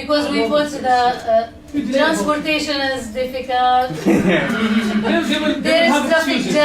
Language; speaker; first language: English; non-native, learner; Arabic